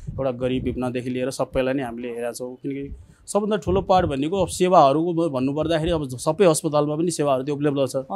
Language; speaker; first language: Nepali; non-native, local second language; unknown